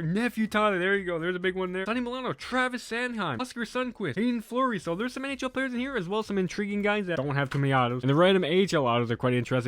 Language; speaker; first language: English; native; English